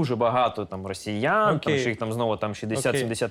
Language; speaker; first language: Ukrainian; non-native, local second language; Russian